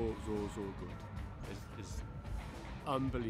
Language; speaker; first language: German; non-native, learner; Dutch